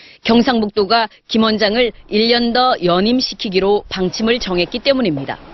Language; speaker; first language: Korean; native; Korean